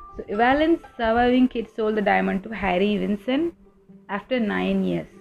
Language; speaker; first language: English; non-native, local second language; Tamil